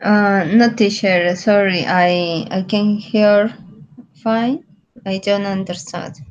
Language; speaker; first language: English; non-native, learner; Spanish